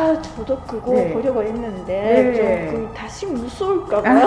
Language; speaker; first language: Korean; non-native, fluent; Japanese